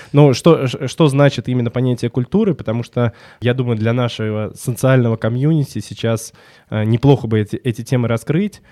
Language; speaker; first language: Russian; native; Russian